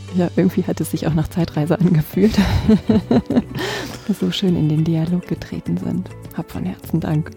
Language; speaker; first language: German; native; German